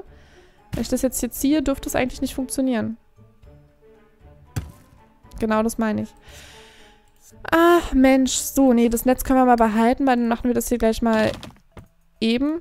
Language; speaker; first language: German; native; German